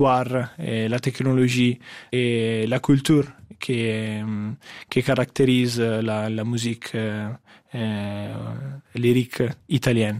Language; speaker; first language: French; non-native, fluent; Italian